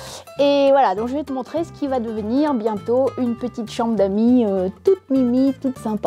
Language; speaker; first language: French; native; French